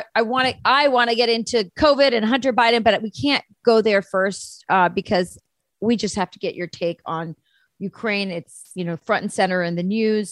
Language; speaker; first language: English; native; English